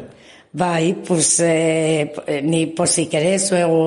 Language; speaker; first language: Basque; non-native, local second language; Spanish